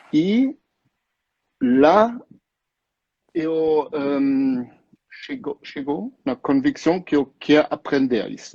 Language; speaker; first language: Portuguese; non-native, fluent; German